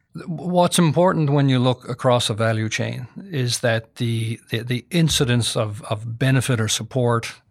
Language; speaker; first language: English; native; English